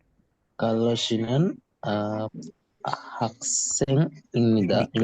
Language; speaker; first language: Korean; non-native, learner; Sinhala